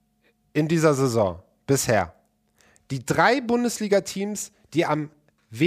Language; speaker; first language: German; native; German